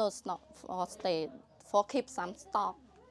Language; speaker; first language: English; non-native, learner; Khmer